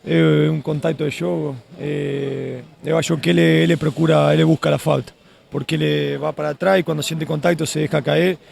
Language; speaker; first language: Portuguese; non-native, fluent; Spanish